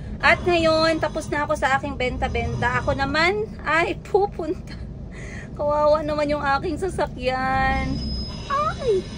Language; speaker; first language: Filipino; non-native, local second language; Cebuano